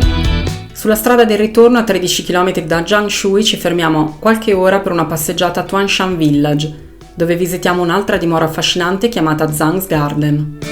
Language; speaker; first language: Italian; native; Italian